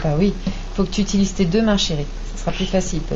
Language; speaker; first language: French; native; French